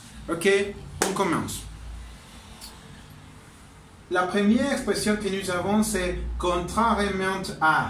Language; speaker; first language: French; non-native, learner; Spanish